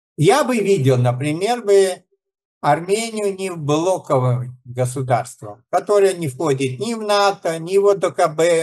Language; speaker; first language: Russian; non-native, local second language; Armenian